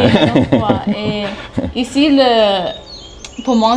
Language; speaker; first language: French; non-native, learner; Thai